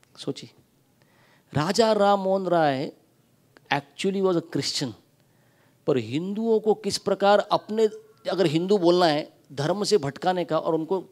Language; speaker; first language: Hindi; non-native, local second language; Marathi